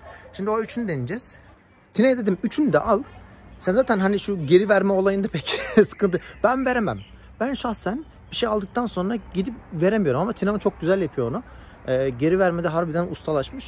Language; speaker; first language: Turkish; native; Turkish